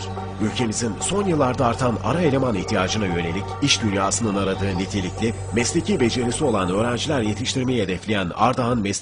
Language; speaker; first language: Turkish; native; Turkish